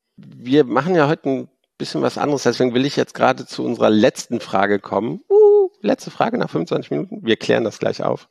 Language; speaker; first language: German; native; German